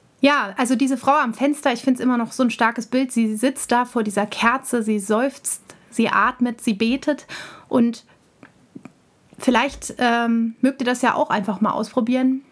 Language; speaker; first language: German; native; German